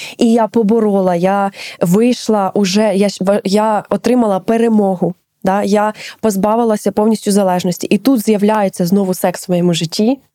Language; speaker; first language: Ukrainian; native; Ukrainian